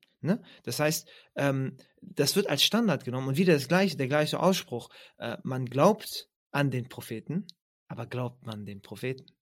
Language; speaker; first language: German; early bilingual, other home language; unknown